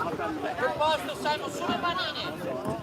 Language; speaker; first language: Italian; native; Italian